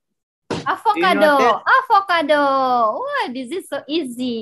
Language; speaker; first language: English; non-native, learner; Indonesian